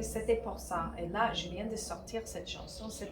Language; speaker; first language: French; non-native, fluent; English